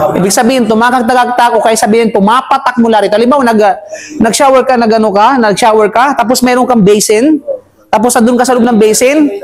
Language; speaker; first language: Filipino; native; Filipino